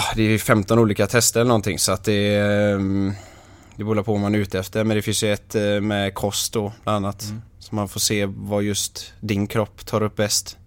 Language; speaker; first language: Swedish; native; Swedish